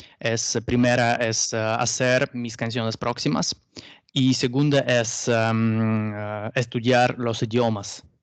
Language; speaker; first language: Spanish; non-native, learner; Russian